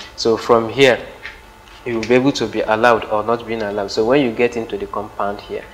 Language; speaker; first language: English; non-native, local second language; Igbo